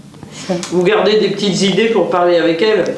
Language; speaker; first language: French; native; French